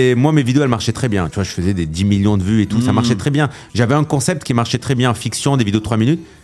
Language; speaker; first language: French; native; French